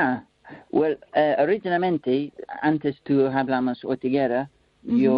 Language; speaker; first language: Spanish; non-native, learner; English